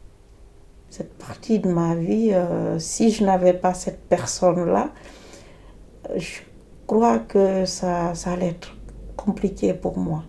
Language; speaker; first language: French; native; French